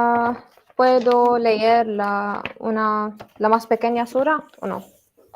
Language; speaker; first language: Spanish; non-native, learner; Arabic